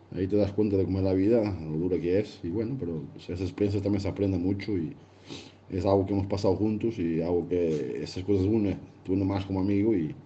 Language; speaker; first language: Spanish; early bilingual, other home language; Portuguese